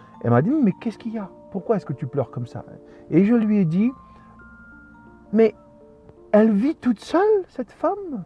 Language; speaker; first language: French; early bilingual, other home language; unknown